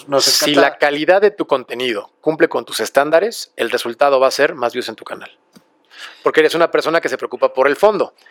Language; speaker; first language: Spanish; native; Spanish